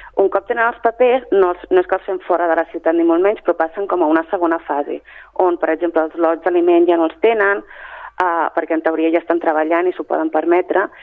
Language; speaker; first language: Catalan; native; Catalan